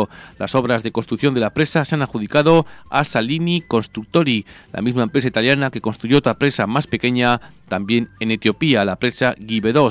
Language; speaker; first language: Spanish; native; Spanish